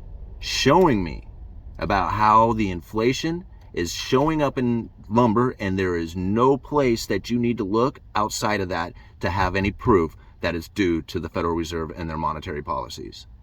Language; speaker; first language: English; native; English